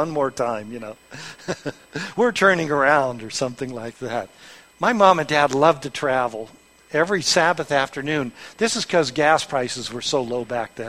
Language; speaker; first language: English; native; English